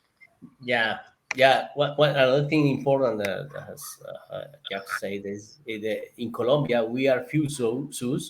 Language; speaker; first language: English; non-native, learner; Spanish